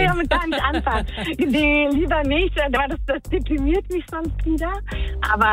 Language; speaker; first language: German; native; German